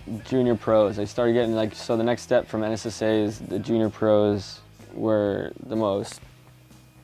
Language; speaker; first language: English; native; English